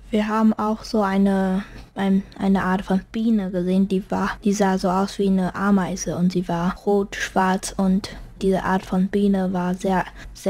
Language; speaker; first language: German; early bilingual, heritage; German